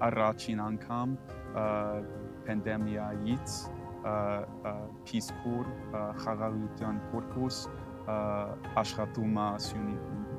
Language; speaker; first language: Armenian; non-native, learner; English